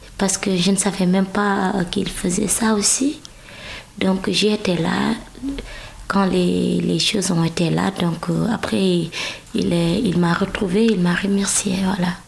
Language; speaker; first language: French; non-native, local second language; Wolof